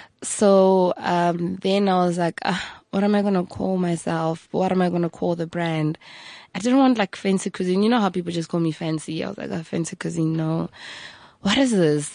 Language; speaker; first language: English; non-native, local second language; Tswana